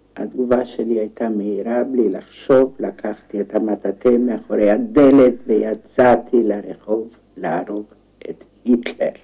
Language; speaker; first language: Hebrew; non-native, fluent; Romanian